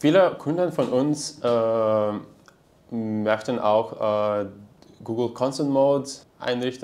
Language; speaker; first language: German; non-native, fluent; Lithuanian